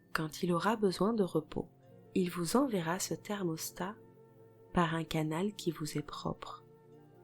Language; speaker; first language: French; native; French